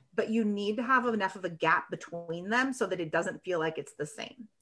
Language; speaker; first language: English; native; English